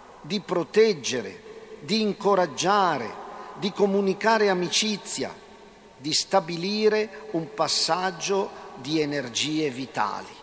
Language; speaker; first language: Italian; native; Italian